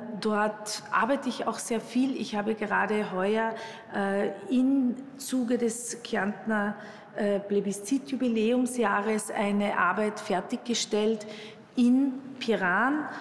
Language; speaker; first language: German; non-native, local second language; Slovenian